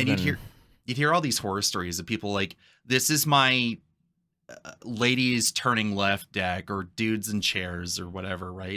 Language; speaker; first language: English; native; English